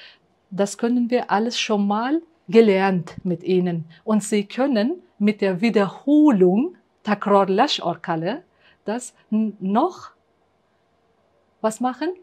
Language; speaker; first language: German; non-native, fluent; Uzbek